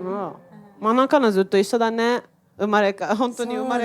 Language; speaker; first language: Japanese; native; Japanese